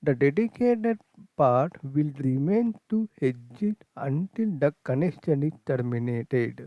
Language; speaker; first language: English; non-native, local second language; Kannada